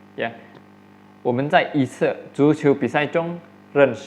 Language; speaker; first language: Chinese; non-native, fluent; Indonesian